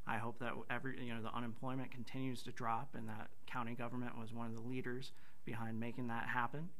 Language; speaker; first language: English; native; English